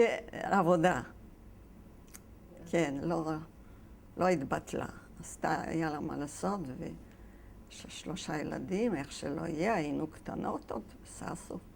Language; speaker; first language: Hebrew; non-native, fluent; Yiddish